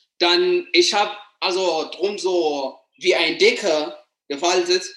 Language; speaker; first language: German; non-native, learner; Amharic